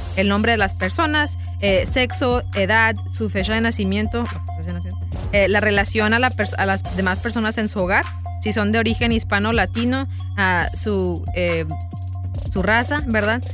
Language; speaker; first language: Spanish; native; Spanish